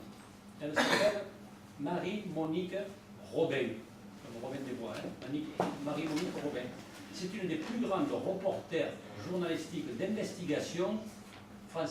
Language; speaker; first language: French; native; French